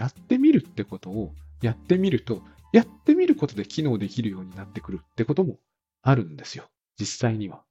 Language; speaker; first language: Japanese; native; Japanese